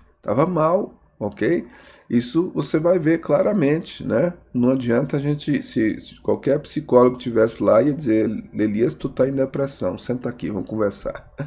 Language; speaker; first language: Portuguese; native; Portuguese